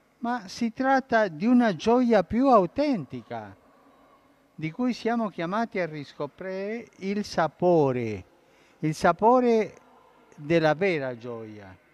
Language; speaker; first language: Italian; early bilingual, heritage; Spanish